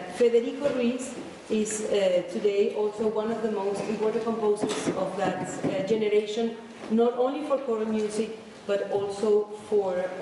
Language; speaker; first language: English; non-native, fluent; Spanish